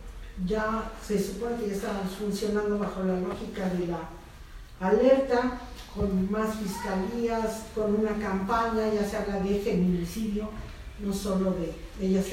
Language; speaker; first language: Spanish; native; Spanish